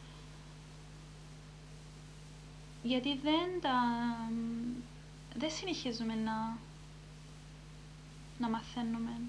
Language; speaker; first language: Greek; early bilingual, heritage; Greek